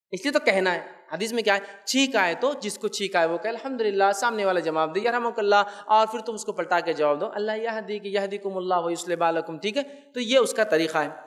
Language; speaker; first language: Urdu; native; Urdu